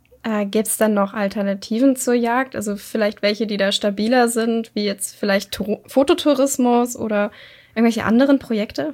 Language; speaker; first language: German; native; German